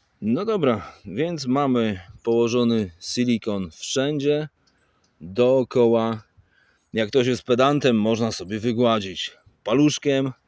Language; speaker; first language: Polish; native; Polish